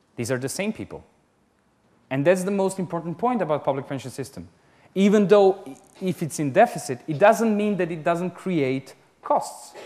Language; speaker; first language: English; non-native, fluent; Serbian